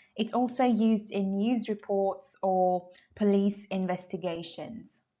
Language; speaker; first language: English; non-native, fluent; Persian